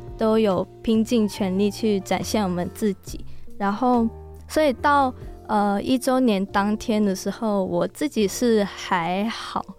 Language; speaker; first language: Chinese; non-native, local second language; Cantonese